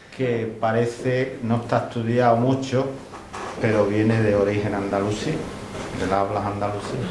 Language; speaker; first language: Spanish; native; Spanish